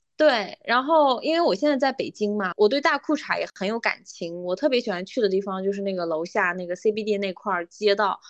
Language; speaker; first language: Chinese; non-native, local second language; Uyghur